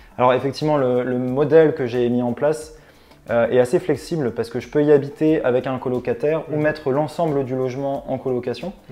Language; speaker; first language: French; native; French